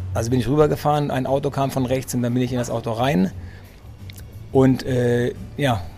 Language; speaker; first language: German; early bilingual, other home language; Greek